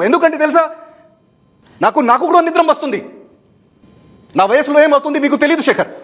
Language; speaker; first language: Telugu; non-native, fluent; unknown